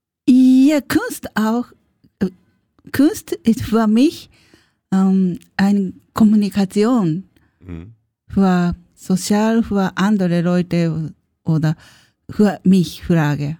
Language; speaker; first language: German; non-native, learner; Japanese